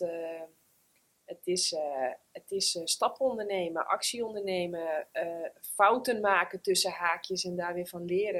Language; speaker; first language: Dutch; native; Dutch